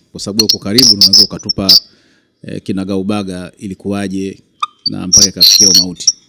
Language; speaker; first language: Swahili; native; Swahili